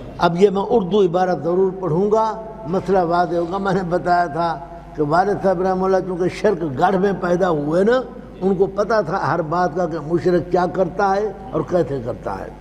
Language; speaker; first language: Urdu; non-native, local second language; Saraiki